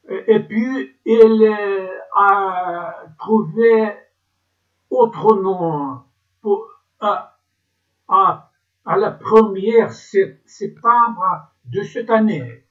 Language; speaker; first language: French; non-native, learner; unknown